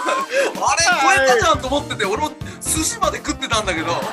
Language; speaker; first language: Japanese; native; Japanese